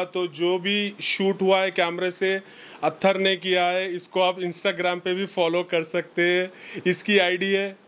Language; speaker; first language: Hindi; native; Hindi